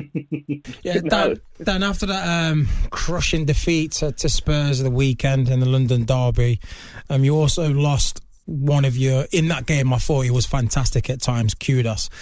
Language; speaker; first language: English; native; English